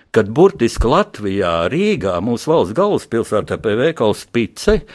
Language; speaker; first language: Latvian; native; Latvian